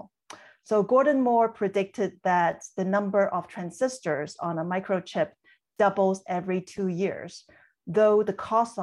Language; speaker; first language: English; non-native, local second language; Cantonese